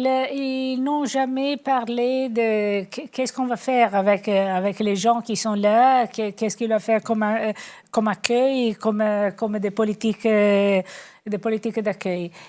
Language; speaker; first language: French; non-native, fluent; Italian